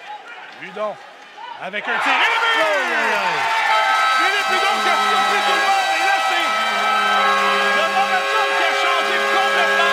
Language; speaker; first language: French; native; French